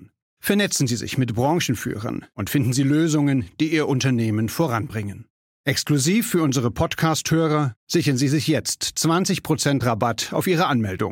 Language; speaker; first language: German; native; German